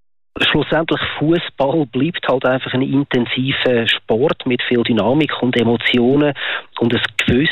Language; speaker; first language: German; native; German